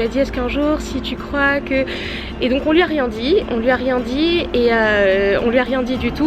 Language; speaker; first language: French; native; French